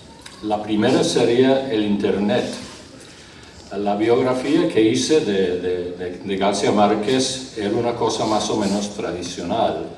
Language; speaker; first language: Spanish; non-native, fluent; English